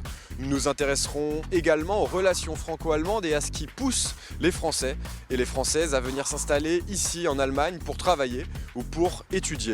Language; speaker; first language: French; native; French